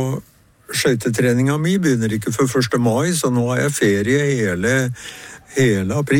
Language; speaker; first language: Norwegian; native; Norwegian